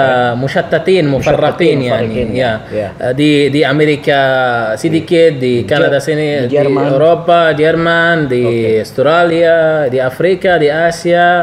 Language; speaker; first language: Indonesian; non-native, learner; Arabic